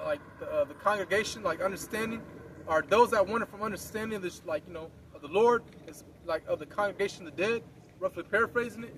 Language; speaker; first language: English; native; English